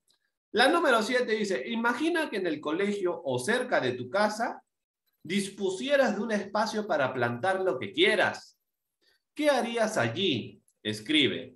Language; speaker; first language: Spanish; native; Spanish